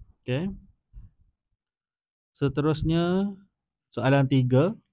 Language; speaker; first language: Malay; native; Malay